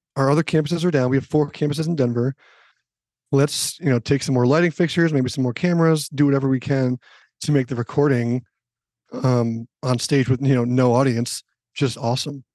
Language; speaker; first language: English; native; English